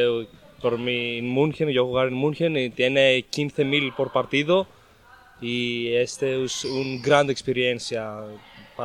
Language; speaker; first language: Spanish; non-native, learner; Greek